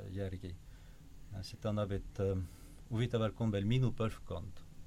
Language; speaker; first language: Estonian; non-native, fluent; French